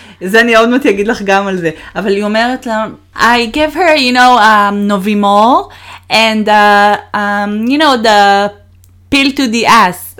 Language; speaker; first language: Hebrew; native; Hebrew